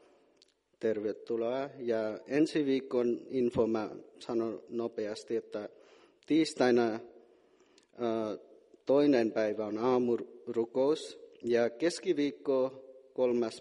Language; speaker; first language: Finnish; non-native, fluent; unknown